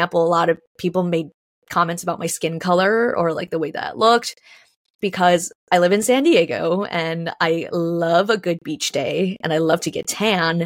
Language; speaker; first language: English; early bilingual, other home language; Chinese